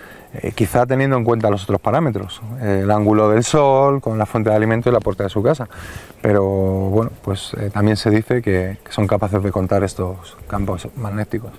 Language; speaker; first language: Spanish; native; Spanish